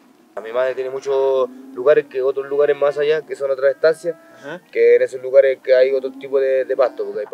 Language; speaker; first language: Spanish; native; Spanish